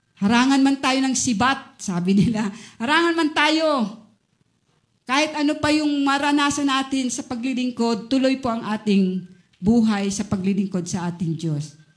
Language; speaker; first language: Filipino; native; Filipino